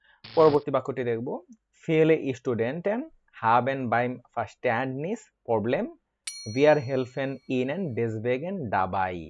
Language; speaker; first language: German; non-native, fluent; Bangla